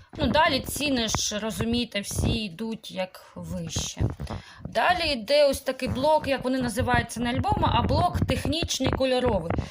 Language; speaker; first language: Ukrainian; non-native, local second language; Russian